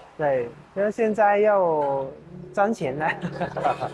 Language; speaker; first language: Chinese; early bilingual, heritage; Chinese